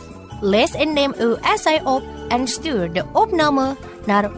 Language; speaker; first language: Dutch; non-native, fluent; Indonesian